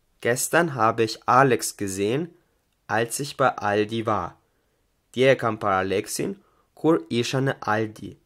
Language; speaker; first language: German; non-native, fluent; Albanian